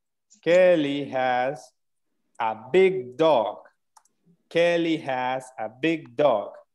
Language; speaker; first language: English; non-native, fluent; Spanish